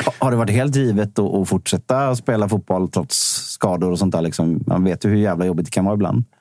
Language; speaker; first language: Swedish; native; Swedish